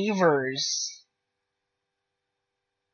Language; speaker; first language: English; native; English